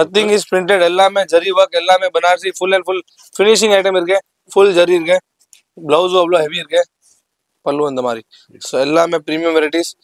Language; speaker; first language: Tamil; non-native, local second language; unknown